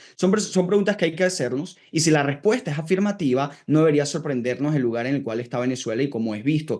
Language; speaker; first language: Spanish; native; Spanish